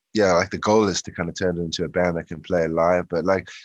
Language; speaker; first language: English; native; English